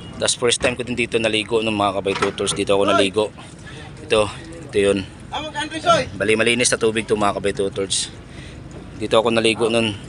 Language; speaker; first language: Filipino; non-native, local second language; Cebuano